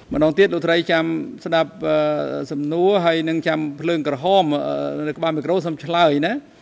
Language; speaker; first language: Khmer; native; Khmer